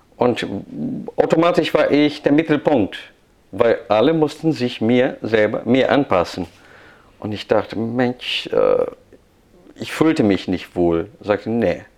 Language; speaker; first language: German; non-native, fluent; Portuguese